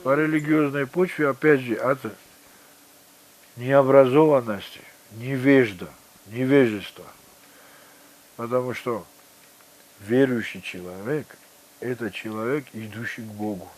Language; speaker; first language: Russian; non-native, local second language; Georgian